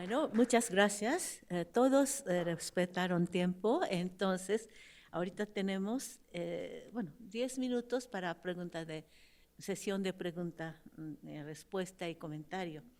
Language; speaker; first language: Spanish; non-native, fluent; Japanese